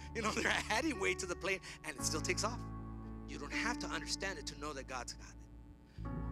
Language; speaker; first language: English; early bilingual, other home language; Spanish